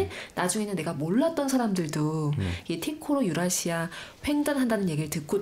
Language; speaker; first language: Korean; native; Korean